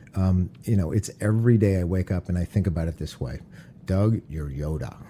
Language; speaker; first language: English; native; English